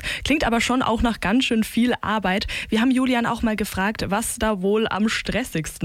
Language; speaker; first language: German; native; German